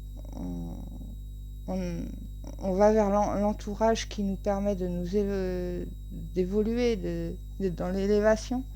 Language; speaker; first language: French; native; French